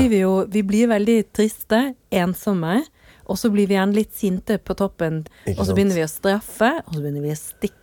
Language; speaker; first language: Norwegian; native; Norwegian